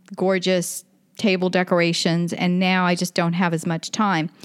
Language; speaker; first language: English; native; English